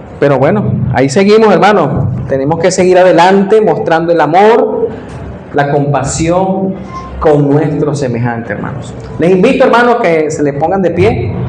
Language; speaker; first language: Spanish; native; Spanish